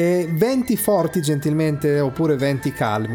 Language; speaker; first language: Italian; native; Italian